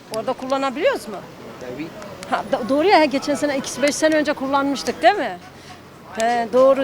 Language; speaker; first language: Turkish; early bilingual, heritage; Turkish